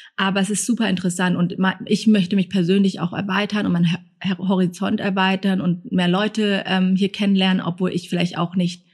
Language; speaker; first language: German; early bilingual, other home language; Thai